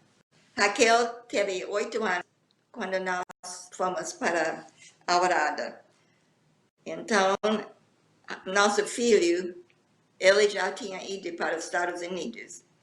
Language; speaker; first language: Portuguese; non-native, fluent; English